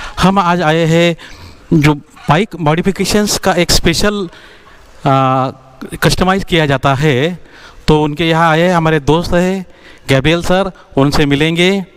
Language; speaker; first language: Hindi; non-native, local second language; Marathi